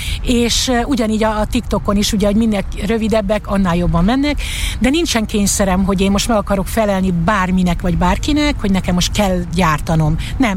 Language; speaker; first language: Hungarian; native; Hungarian